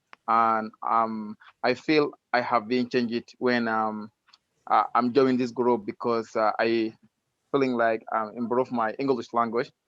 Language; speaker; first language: English; non-native, learner; Arabic